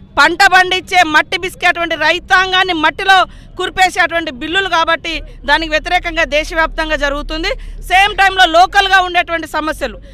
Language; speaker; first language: Telugu; native; Telugu